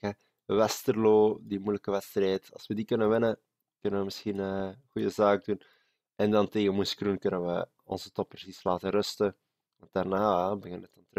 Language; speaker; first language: Dutch; native; Dutch